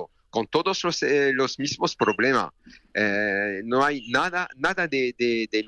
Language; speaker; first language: Spanish; non-native, learner; French